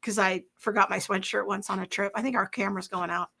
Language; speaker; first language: English; native; English